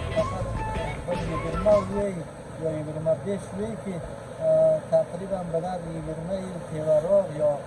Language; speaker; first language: Uzbek; non-native, local second language; Persian